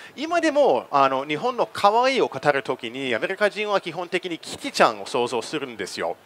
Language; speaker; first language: Japanese; non-native, fluent; English